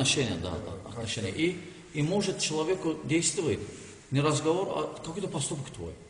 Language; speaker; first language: Russian; non-native, learner; Azerbaijani